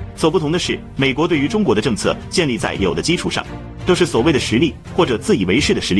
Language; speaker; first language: Chinese; native; Chinese